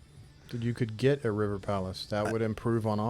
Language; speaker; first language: English; native; English